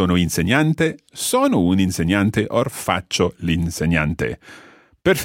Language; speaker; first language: Italian; non-native, fluent; English